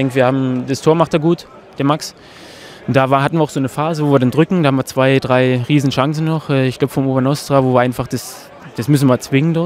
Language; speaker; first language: German; native; German